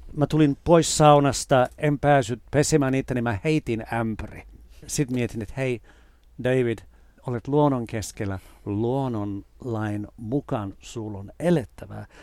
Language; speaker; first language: Finnish; non-native, fluent; English